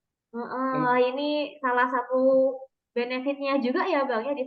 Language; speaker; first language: Indonesian; native; Indonesian